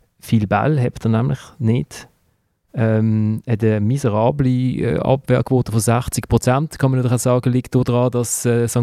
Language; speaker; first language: German; native; German